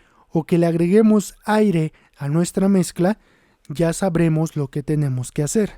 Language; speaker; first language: Spanish; native; Spanish